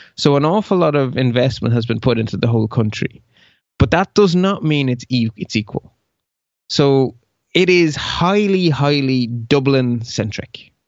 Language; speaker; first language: English; early bilingual, other home language; Dutch